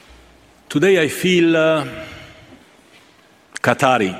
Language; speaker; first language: English; non-native, fluent; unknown